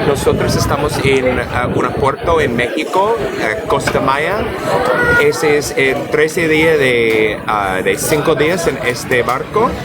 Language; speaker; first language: Spanish; non-native, learner; English